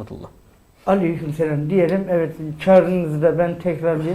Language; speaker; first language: Turkish; native; Turkish